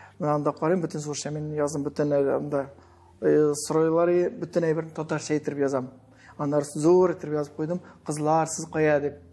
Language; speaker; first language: Tatar; early bilingual, heritage; Tatar